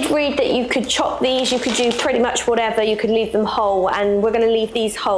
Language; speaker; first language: English; native; English